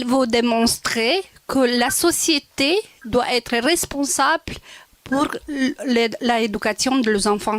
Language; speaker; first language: French; non-native, local second language; Romanian